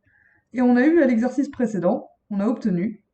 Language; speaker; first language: French; native; French